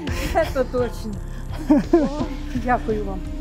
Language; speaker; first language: Ukrainian; non-native, local second language; Russian